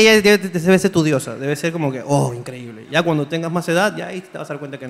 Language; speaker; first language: Spanish; native; Spanish